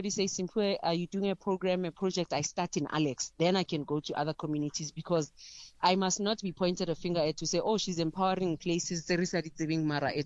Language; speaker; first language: English; non-native, local second language; Zulu